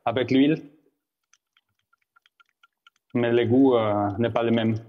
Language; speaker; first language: French; non-native, fluent; Spanish